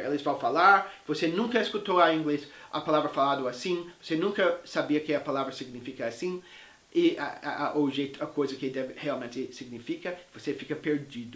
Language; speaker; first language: Portuguese; non-native, fluent; English